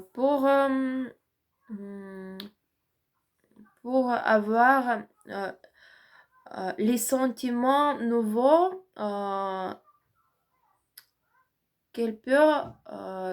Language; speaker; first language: French; non-native, learner; Ukrainian